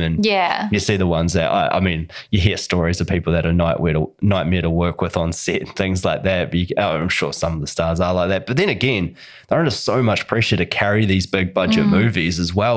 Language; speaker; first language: English; native; English